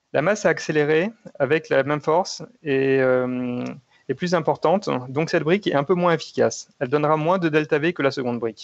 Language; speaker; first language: French; native; French